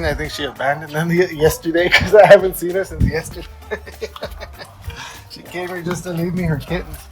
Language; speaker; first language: English; native; English